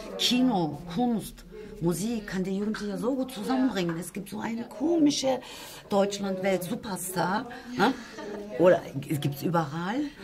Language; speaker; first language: German; non-native, fluent; Turkish